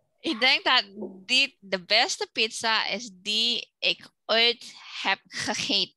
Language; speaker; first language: Dutch; non-native, learner; Indonesian